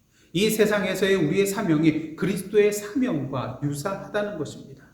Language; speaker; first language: Korean; native; Korean